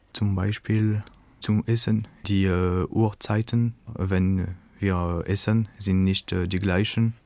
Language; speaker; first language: German; non-native, fluent; French